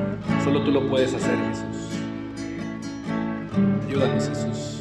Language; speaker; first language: Spanish; native; Spanish